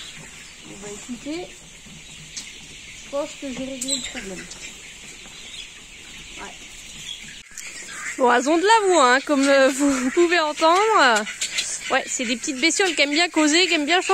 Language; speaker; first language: French; native; French